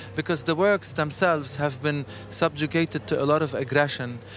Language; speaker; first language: English; non-native, fluent; Arabic